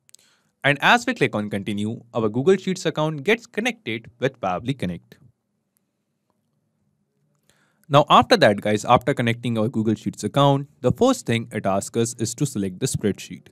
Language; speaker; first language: English; non-native, local second language; Hindi